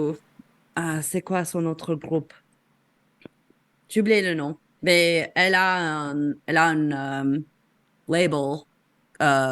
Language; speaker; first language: French; non-native, fluent; English